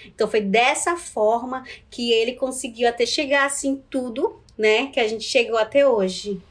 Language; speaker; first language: Portuguese; non-native, local second language; Ticuna